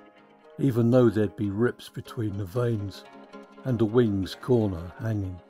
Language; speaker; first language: English; native; English